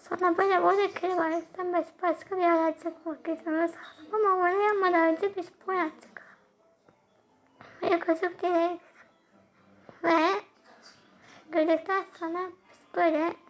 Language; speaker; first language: Turkish; early bilingual, heritage; Turkish